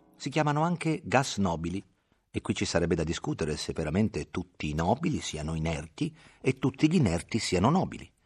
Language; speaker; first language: Italian; native; Italian